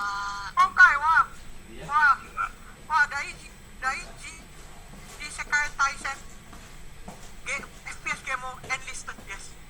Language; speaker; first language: Japanese; non-native, learner; Indonesian